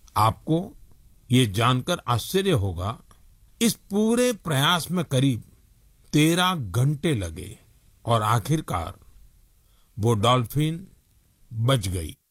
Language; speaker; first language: Hindi; non-native, local second language; Gujarati